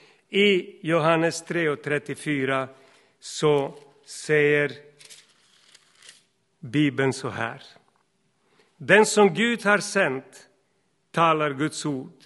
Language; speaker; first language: Swedish; non-native, fluent; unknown